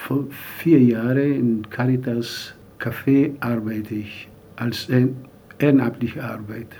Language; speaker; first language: German; non-native, learner; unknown